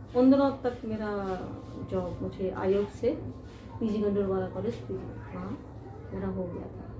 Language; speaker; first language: Hindi; native; Hindi